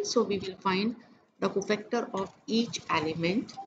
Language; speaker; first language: English; non-native, local second language; Hindi